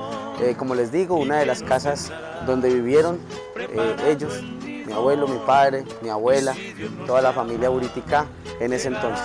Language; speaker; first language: Spanish; native; Spanish